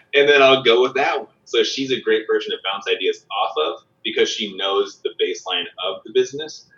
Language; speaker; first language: English; native; English